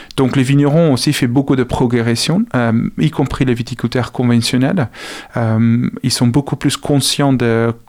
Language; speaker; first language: French; non-native, fluent; Afrikaans